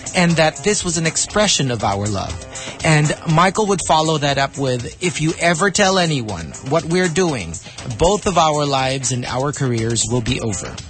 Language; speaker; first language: English; non-native, local second language; Filipino